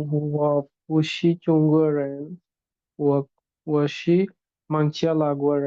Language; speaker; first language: Chinese; non-native, learner; Bangla